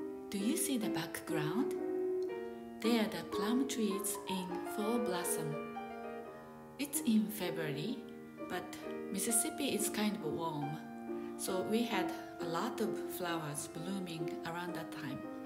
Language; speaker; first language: English; non-native, fluent; Japanese